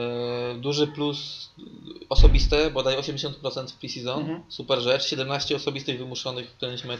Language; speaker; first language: Polish; native; Polish